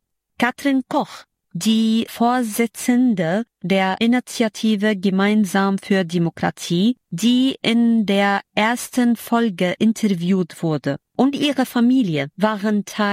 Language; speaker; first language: German; non-native, fluent; Arabic